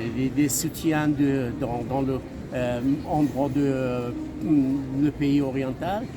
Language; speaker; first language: French; non-native, fluent; Persian